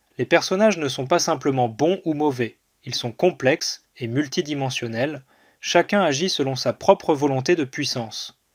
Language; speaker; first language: French; native; French